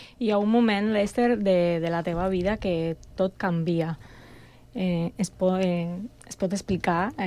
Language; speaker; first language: Catalan; non-native, fluent; Spanish